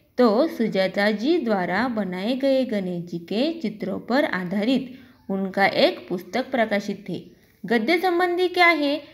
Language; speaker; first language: Hindi; non-native, local second language; Marathi